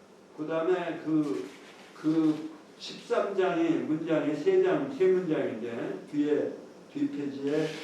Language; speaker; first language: Korean; native; Korean